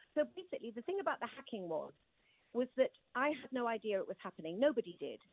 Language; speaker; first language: English; native; English